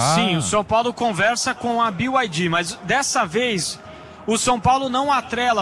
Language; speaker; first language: Portuguese; native; Portuguese